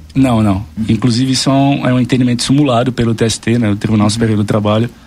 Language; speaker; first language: Portuguese; native; Portuguese